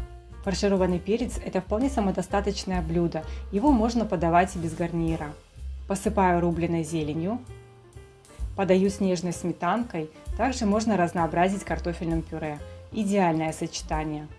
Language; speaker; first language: Russian; native; Russian